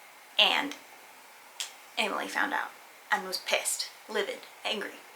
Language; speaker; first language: English; native; English